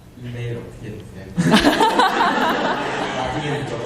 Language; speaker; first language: Korean; non-native, fluent; English